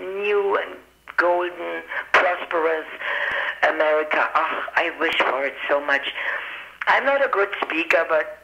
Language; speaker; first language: English; non-native, fluent; German